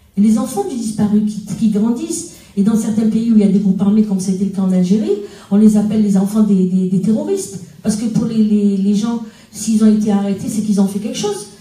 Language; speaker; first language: French; non-native, local second language; Arabic